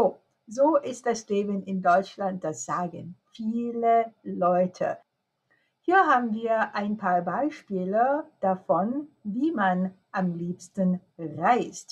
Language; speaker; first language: German; non-native, fluent; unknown